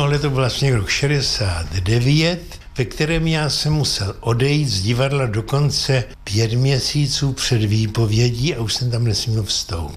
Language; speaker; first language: Czech; native; Czech